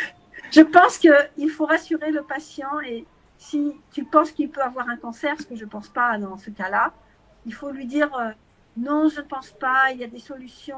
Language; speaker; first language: French; native; French